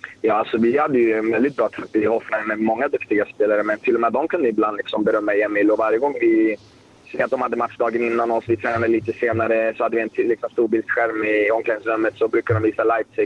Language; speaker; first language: Swedish; native; Swedish